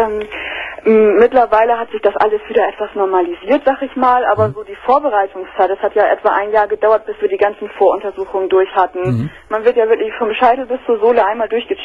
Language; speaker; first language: German; native; German